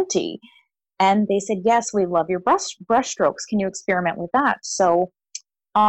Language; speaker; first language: English; native; English